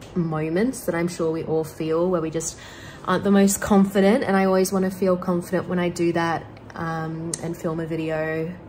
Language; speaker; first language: English; native; English